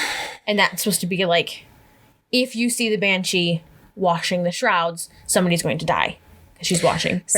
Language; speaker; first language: English; native; English